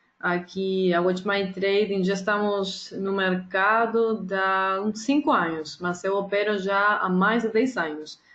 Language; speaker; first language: Portuguese; non-native, fluent; Spanish